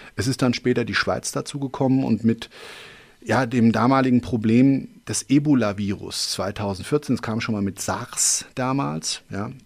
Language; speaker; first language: German; native; German